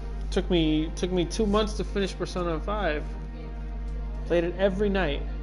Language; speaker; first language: English; early bilingual, other home language; Spanish